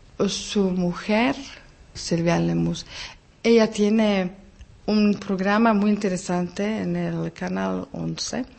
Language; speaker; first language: Spanish; non-native, fluent; Czech